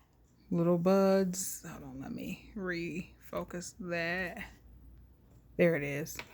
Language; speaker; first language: English; native; English